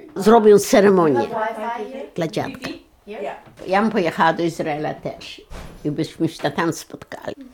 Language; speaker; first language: Polish; non-native, local second language; Yiddish